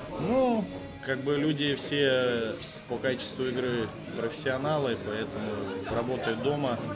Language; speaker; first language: Russian; native; Russian